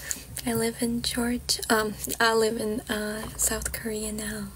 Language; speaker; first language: English; non-native, fluent; Georgian